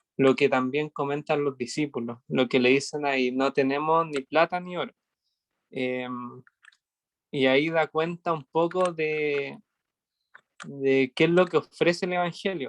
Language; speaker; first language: Spanish; native; Spanish